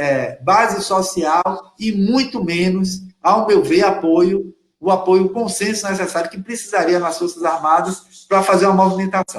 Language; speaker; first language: Portuguese; native; Portuguese